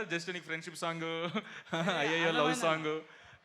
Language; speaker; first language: Telugu; native; Telugu